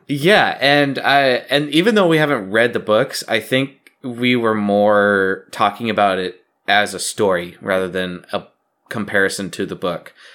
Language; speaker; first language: English; native; English